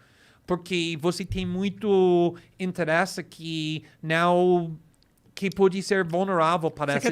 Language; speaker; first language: Portuguese; non-native, fluent; English